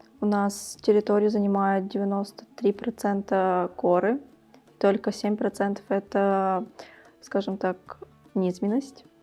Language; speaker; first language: Russian; early bilingual, other home language; Tajik